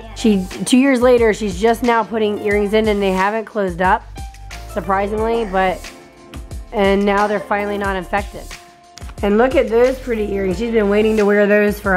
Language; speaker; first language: English; native; English